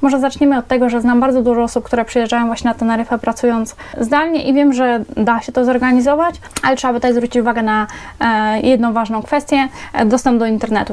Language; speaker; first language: Polish; native; Polish